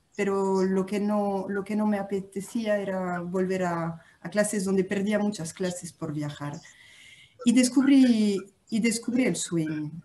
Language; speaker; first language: Spanish; non-native, fluent; French